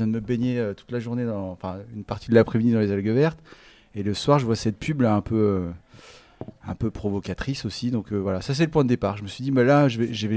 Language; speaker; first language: French; native; French